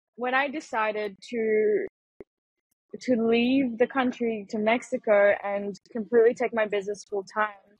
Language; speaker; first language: English; native; English